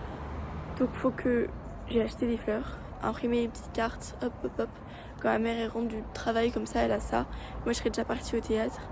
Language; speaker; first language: French; native; French